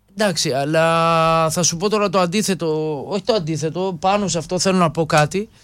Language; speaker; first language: Greek; early bilingual, heritage; Greek